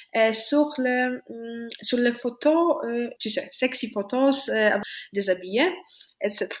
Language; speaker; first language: French; non-native, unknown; Polish